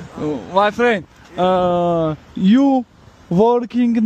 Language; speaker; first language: English; non-native, learner; Tajik